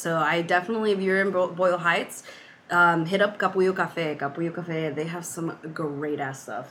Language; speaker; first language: English; early bilingual, other home language; Spanish